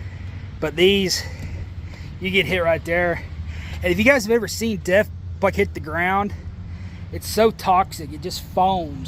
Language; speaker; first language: English; native; English